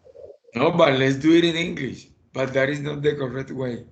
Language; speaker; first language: English; non-native, fluent; Spanish